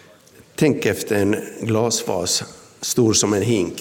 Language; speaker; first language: Swedish; non-native, local second language; Finnish